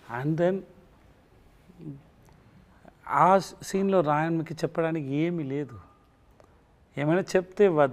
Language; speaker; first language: Telugu; non-native, learner; Tamil